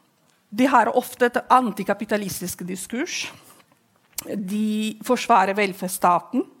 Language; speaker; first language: Norwegian; non-native, fluent; Italian